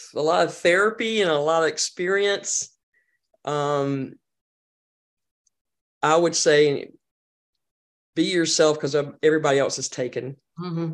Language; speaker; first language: English; native; English